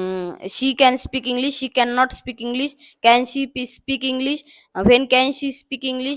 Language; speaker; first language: English; non-native, learner; Marathi